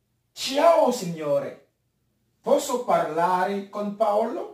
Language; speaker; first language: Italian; non-native, fluent; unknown